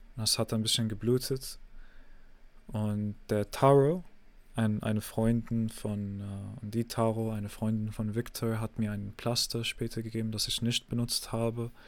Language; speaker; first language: German; non-native, fluent; English